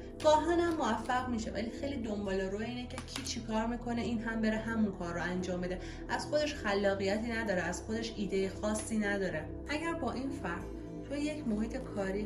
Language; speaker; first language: Persian; native; Persian